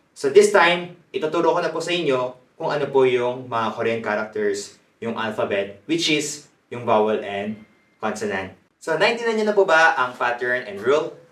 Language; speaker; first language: Filipino; non-native, fluent; Korean